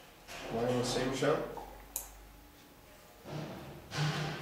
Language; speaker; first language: Hebrew; non-native, learner; English